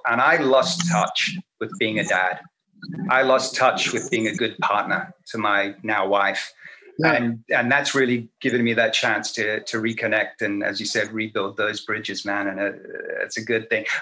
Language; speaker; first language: English; native; English